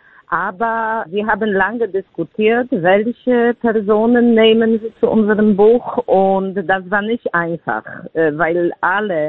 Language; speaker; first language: German; non-native, fluent; Polish